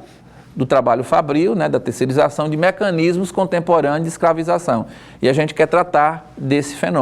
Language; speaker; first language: Portuguese; native; Portuguese